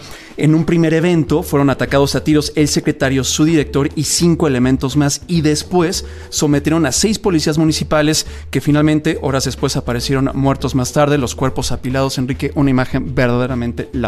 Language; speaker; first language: Spanish; native; Spanish